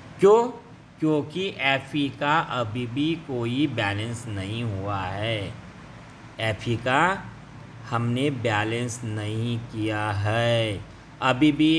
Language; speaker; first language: Hindi; non-native, local second language; Marathi